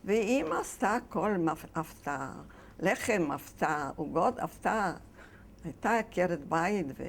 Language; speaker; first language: Hebrew; non-native, fluent; Yiddish